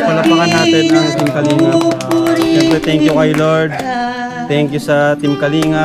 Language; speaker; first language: Filipino; native; Filipino